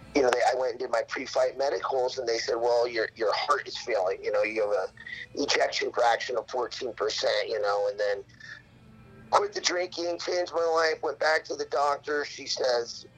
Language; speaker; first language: English; native; English